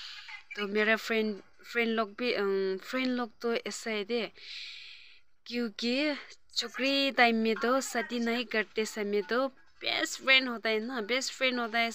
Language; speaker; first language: Hindi; non-native, local second language; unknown